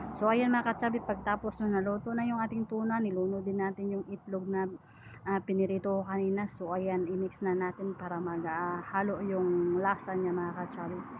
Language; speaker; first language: Filipino; non-native, local second language; Cebuano